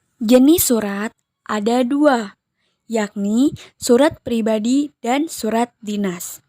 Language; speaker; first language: Indonesian; native; Indonesian